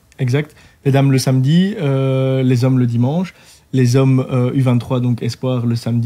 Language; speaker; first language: French; native; French